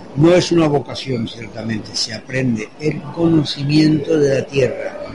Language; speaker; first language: Spanish; non-native, fluent; French